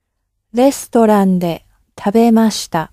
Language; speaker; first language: Japanese; non-native, learner; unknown